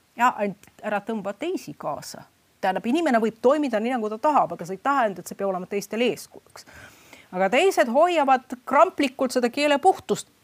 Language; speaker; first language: Estonian; non-native, fluent; Russian